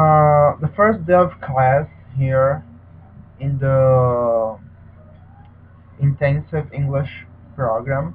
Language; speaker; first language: English; non-native, learner; Portuguese